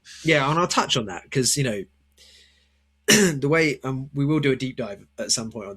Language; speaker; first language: English; native; English